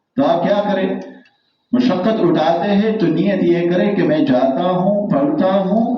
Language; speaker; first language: Urdu; non-native, local second language; Pashto